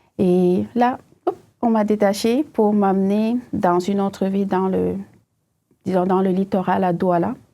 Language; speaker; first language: French; non-native, local second language; Fula